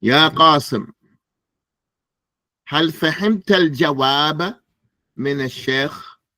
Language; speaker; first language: Arabic; non-native, fluent; English